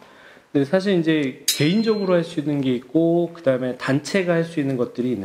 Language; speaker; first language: Korean; native; Korean